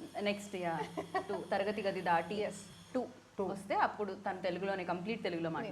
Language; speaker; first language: Telugu; native; Telugu